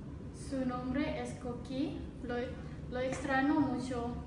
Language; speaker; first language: Spanish; non-native, learner; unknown